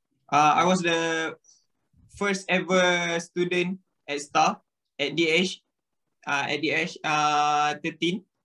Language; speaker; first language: English; non-native, local second language; Malay